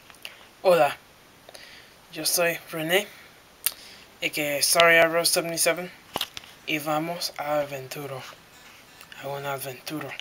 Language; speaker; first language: Spanish; non-native, learner; English